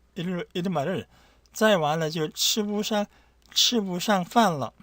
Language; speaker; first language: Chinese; non-native, fluent; Korean